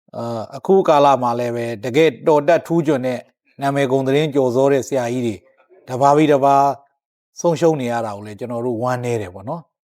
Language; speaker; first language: Burmese; native; Burmese